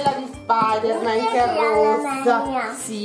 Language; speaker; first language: Italian; native; Italian